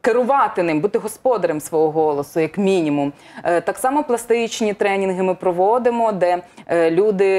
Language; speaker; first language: Ukrainian; native; Ukrainian